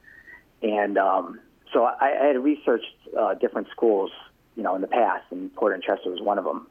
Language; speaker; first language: English; native; English